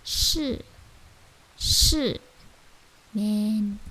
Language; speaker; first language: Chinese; non-native, fluent; Lao